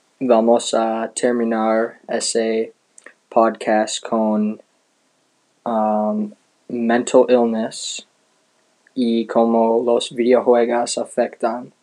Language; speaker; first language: Spanish; non-native, learner; English